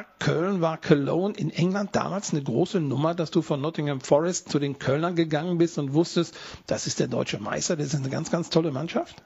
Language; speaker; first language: German; native; German